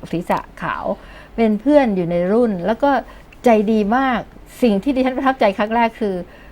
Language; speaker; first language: Thai; native; Thai